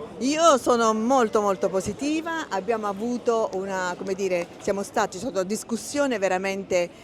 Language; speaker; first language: Italian; native; Italian